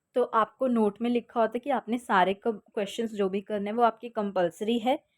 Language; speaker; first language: Hindi; native; Hindi